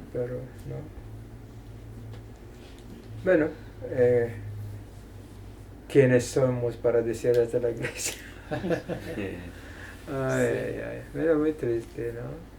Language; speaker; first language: Spanish; non-native, fluent; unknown